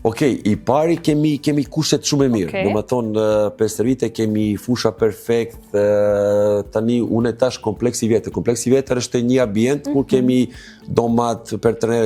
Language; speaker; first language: Albanian; non-native, learner; Serbian